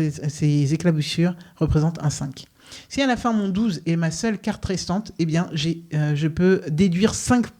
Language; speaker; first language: French; native; French